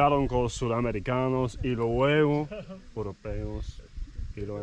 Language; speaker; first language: Spanish; non-native, learner; English